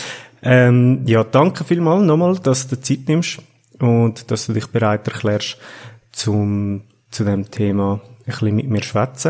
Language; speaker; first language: German; native; German